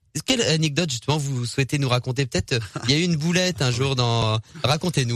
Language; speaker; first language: French; native; French